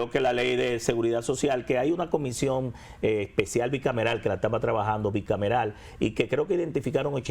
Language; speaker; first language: Spanish; native; Spanish